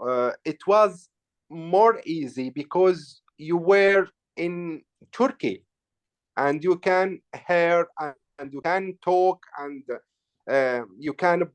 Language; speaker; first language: English; non-native, learner; Arabic